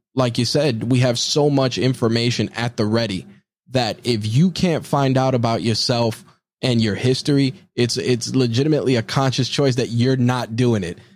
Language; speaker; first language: English; early bilingual, other home language; Spanish